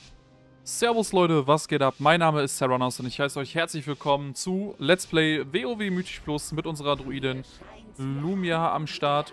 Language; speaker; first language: German; native; German